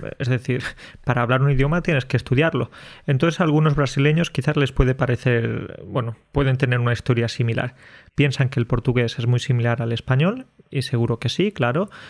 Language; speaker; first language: Spanish; native; Spanish